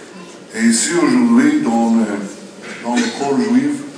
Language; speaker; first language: French; non-native, fluent; Hebrew